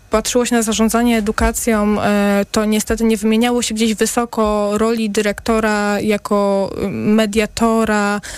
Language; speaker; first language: Polish; native; Polish